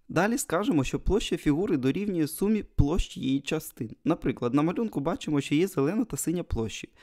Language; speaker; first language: Ukrainian; non-native, local second language; Russian